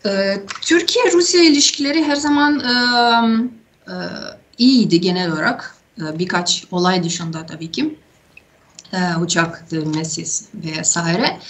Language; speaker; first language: Turkish; non-native, fluent; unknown